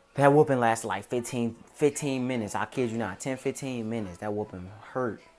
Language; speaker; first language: English; native; English